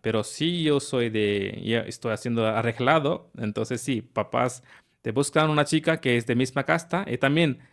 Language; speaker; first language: Spanish; non-native, learner; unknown